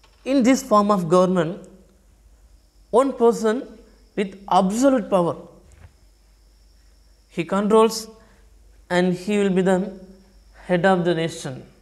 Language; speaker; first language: English; non-native, local second language; Tamil